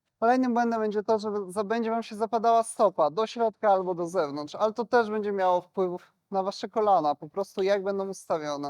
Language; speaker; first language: Polish; native; Polish